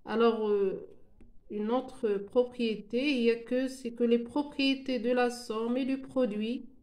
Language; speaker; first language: French; non-native, local second language; Arabic